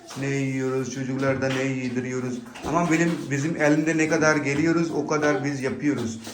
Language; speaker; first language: Turkish; non-native, learner; Urdu